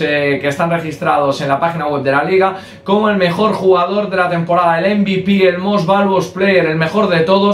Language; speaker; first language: Spanish; native; Spanish